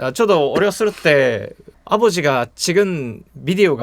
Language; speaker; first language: Korean; non-native, fluent; Japanese